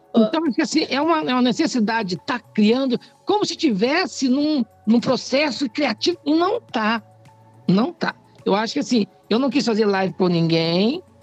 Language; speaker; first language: Portuguese; native; Portuguese